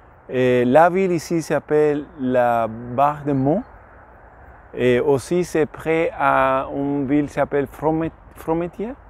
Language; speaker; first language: French; non-native, learner; English